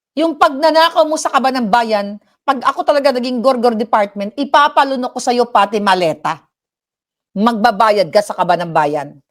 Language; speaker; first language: Filipino; non-native, local second language; Hiligaynon